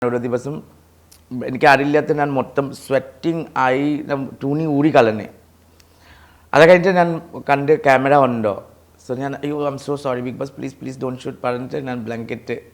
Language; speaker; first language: Malayalam; non-native, fluent; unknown